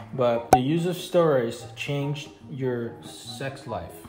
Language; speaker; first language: English; non-native, fluent; Portuguese